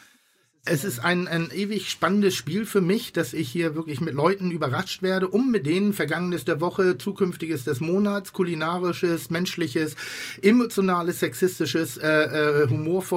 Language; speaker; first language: German; native; German